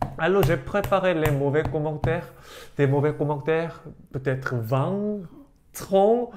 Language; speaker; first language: French; non-native, learner; Korean